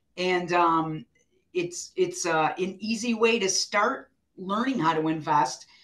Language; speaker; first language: English; native; English